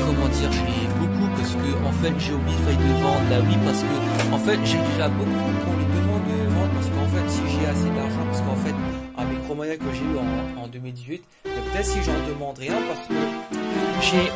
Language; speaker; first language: French; native; French